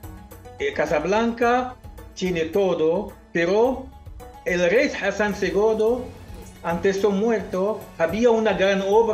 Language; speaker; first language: Spanish; non-native, fluent; Arabic